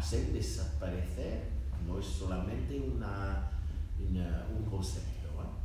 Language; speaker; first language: Spanish; non-native, learner; French